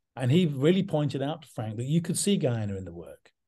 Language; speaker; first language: English; native; English